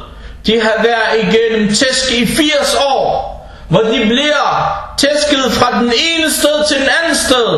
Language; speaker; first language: Danish; non-native, fluent; Arabic